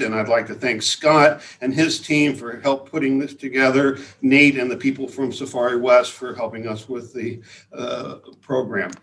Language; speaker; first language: English; native; English